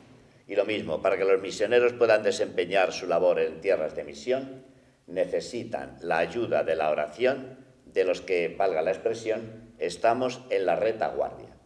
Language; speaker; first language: Spanish; native; Spanish